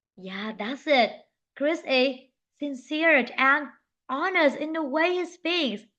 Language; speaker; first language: English; non-native, fluent; Vietnamese